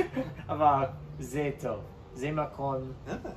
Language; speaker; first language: Hebrew; non-native, learner; English